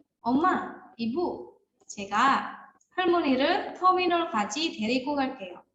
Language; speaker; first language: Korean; non-native, fluent; Indonesian